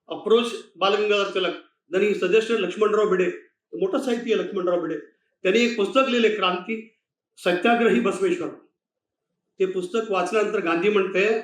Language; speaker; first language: Marathi; non-native, local second language; Kannada